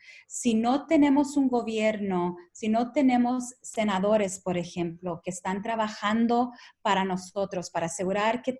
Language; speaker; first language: Spanish; early bilingual, heritage; Spanish